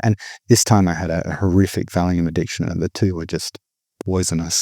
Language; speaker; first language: English; native; English